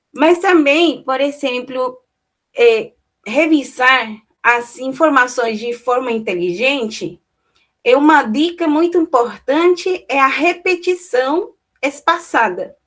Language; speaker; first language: Portuguese; non-native, fluent; Spanish